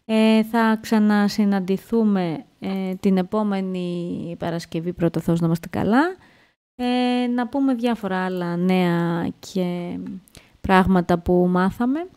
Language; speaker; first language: Greek; native; Greek